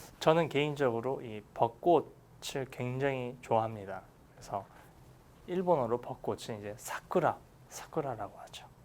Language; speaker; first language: Korean; native; Korean